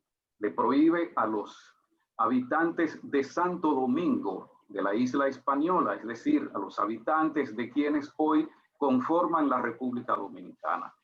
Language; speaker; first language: Spanish; native; Spanish